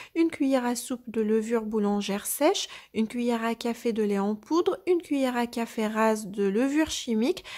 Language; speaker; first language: French; non-native, local second language; Arabic